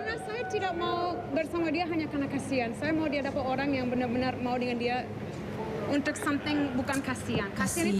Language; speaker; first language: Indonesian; non-native, fluent; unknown